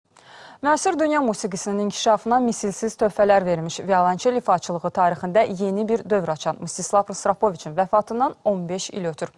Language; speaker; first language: Azerbaijani; native; Azerbaijani